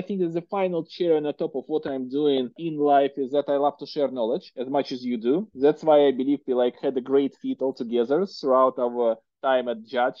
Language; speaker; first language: English; non-native, fluent; Russian